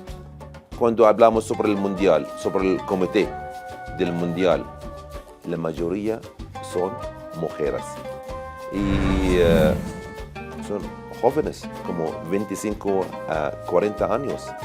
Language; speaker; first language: Spanish; non-native, fluent; Arabic